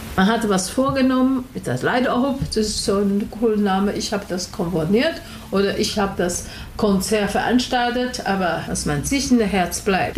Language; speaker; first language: German; non-native, learner; Chinese